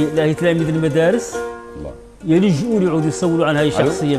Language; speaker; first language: Arabic; native; Arabic